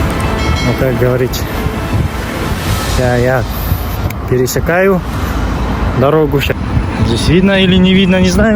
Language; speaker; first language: Russian; non-native, local second language; Kazakh